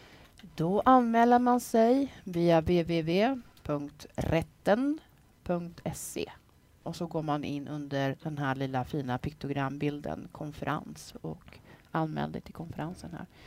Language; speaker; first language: Swedish; native; Swedish